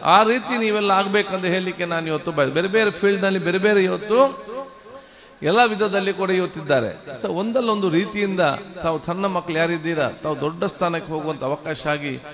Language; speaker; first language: Kannada; non-native, local second language; Malayalam